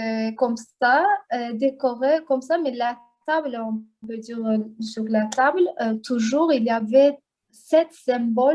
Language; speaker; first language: French; non-native, learner; Azerbaijani